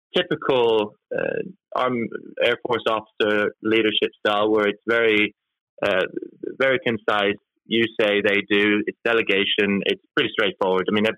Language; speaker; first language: English; non-native, fluent; Norwegian